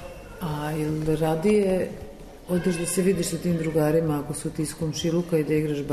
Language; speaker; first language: Serbian; native; Serbian